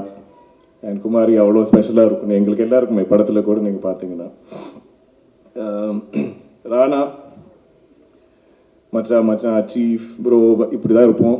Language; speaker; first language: Tamil; non-native, local second language; Malayalam